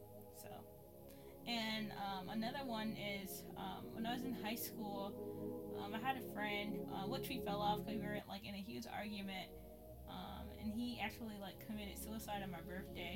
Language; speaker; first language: English; native; English